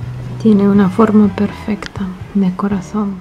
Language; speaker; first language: Spanish; non-native, fluent; Russian